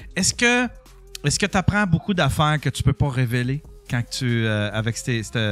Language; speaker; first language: French; native; French